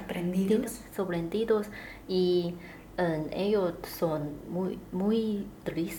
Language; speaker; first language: Spanish; non-native, learner; Chinese